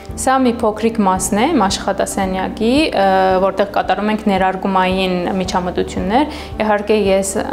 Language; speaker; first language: Armenian; early bilingual, heritage; Armenian